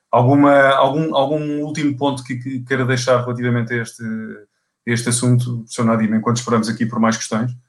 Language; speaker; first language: Portuguese; native; Portuguese